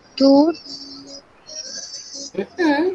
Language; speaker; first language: English; non-native, fluent; Spanish